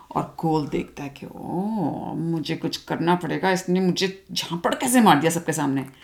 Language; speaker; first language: Hindi; native; Hindi